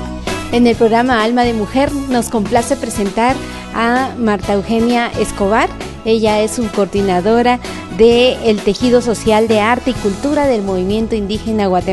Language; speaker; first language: Spanish; native; Spanish